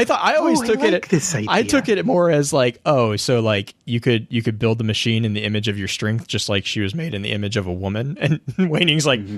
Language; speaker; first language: English; native; English